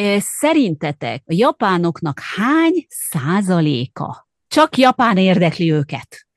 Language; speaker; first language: Hungarian; native; Hungarian